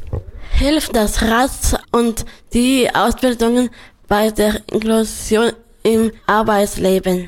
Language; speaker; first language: German; non-native, learner; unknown